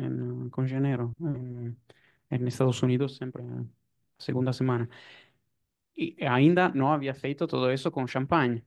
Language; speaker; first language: Portuguese; non-native, fluent; Italian